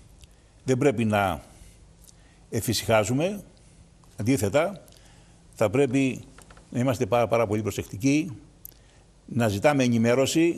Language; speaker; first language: Greek; native; Greek